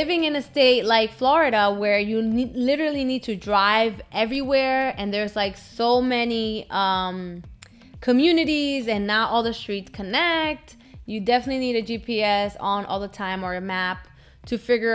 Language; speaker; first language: English; early bilingual, other home language; Spanish